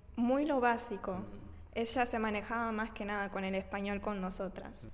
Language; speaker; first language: Spanish; early bilingual, other home language; Japanese